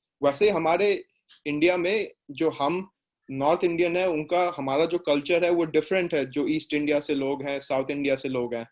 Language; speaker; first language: Hindi; native; Hindi